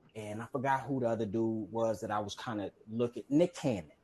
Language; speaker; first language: English; native; English